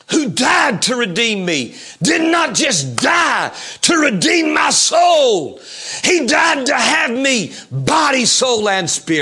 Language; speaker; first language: English; native; English